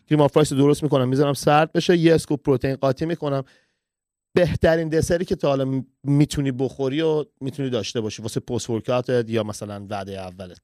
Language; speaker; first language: Persian; early bilingual, heritage; Persian